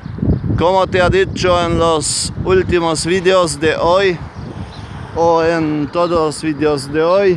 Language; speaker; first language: Spanish; non-native, fluent; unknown